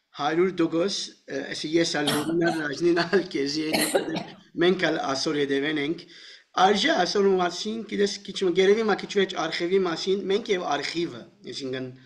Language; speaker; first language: Armenian; early bilingual, heritage; Armenian